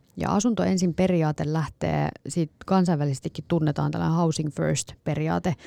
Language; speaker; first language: Finnish; native; Finnish